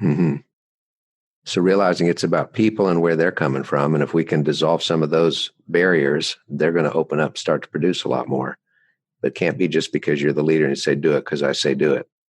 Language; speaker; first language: English; native; English